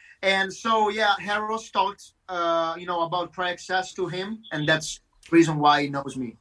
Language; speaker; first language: English; non-native, fluent; Italian